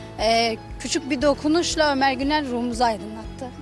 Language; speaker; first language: Turkish; native; Turkish